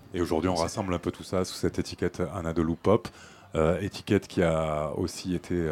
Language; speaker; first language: French; native; French